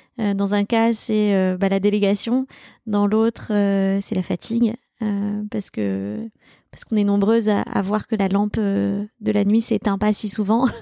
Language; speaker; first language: French; native; French